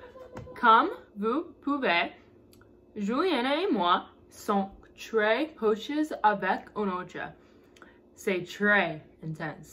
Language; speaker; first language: French; non-native, learner; English